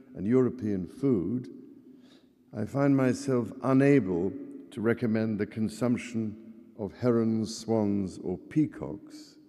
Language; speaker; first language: English; native; English